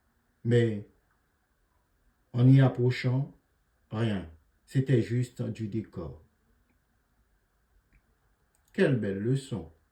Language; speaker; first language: French; native; French